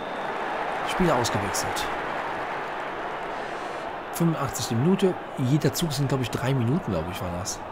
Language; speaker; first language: German; native; German